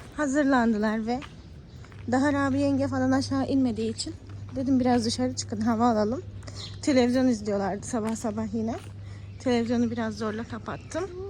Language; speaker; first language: Turkish; native; Turkish